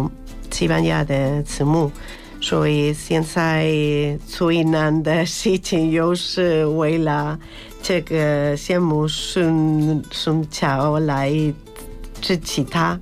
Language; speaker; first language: Chinese; non-native, learner; Spanish